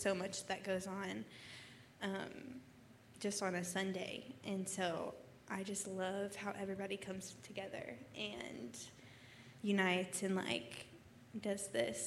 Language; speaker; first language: English; native; English